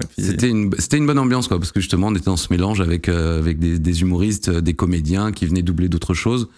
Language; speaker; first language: French; native; French